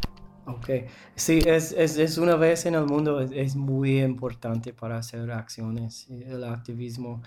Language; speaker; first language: Spanish; non-native, learner; English